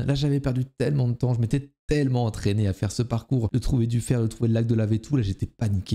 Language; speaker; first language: French; native; French